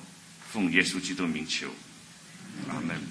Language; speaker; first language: Chinese; native; Chinese